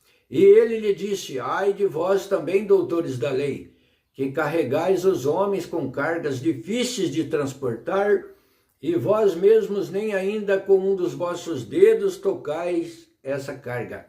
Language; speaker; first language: Portuguese; native; Portuguese